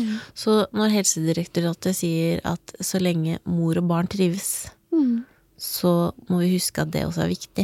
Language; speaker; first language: Norwegian; native; Norwegian